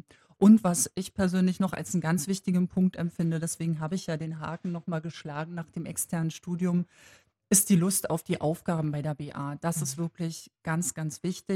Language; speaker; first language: German; native; German